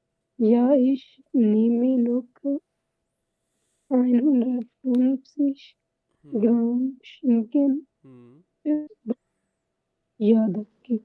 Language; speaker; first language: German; non-native, learner; Urdu